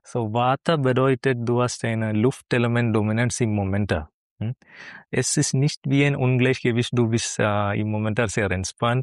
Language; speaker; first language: German; non-native, learner; Malayalam